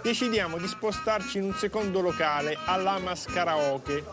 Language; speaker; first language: Italian; native; Italian